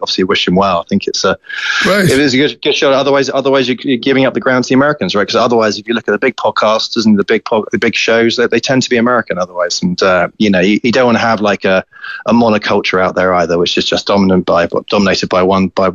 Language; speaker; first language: English; native; English